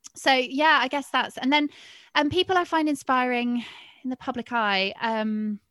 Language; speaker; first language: English; native; English